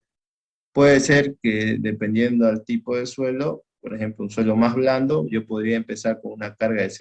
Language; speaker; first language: Spanish; native; Spanish